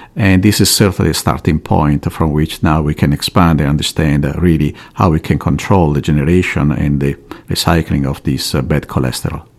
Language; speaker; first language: English; non-native, fluent; Italian